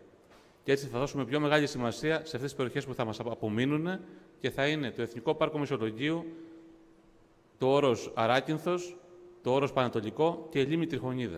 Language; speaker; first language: Greek; native; Greek